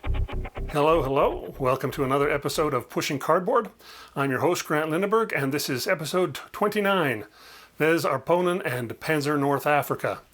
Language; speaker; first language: English; native; English